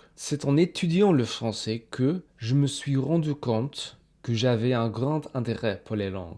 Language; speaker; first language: French; non-native, fluent; English